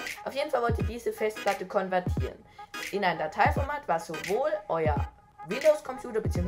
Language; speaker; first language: German; native; German